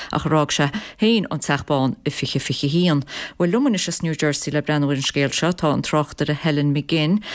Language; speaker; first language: Irish; native; Irish